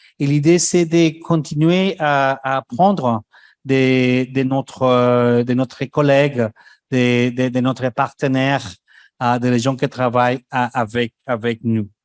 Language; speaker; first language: French; non-native, fluent; Spanish